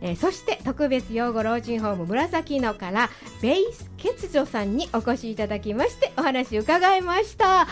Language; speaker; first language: Japanese; native; Japanese